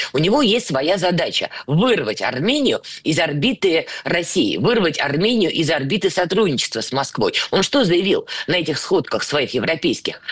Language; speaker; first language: Russian; native; Russian